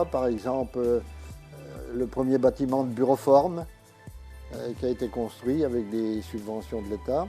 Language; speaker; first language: French; native; French